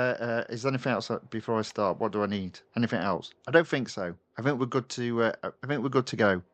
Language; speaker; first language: English; native; English